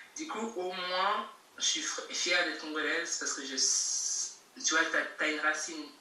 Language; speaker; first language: French; native; French